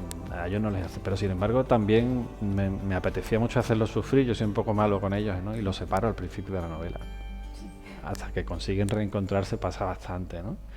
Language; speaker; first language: Spanish; native; Spanish